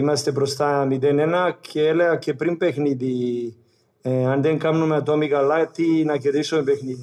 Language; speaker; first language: Greek; non-native, learner; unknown